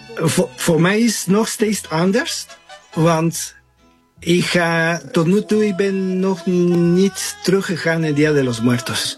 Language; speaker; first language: Dutch; early bilingual, other home language; Spanish